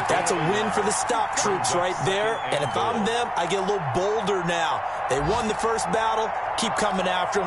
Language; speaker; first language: English; native; English